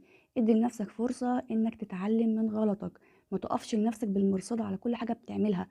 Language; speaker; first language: Arabic; native; Arabic